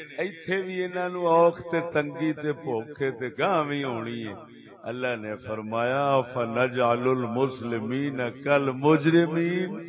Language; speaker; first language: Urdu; non-native, local second language; Punjabi